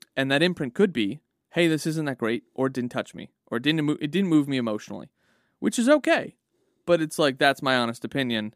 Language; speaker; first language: English; native; English